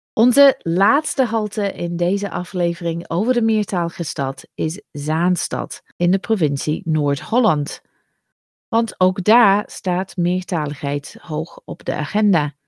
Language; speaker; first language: Dutch; non-native, fluent; English